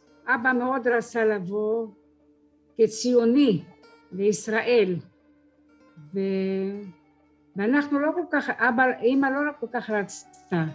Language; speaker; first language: Hebrew; early bilingual, other home language; French